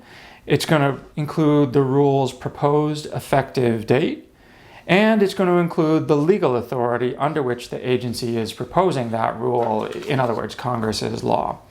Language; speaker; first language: English; native; English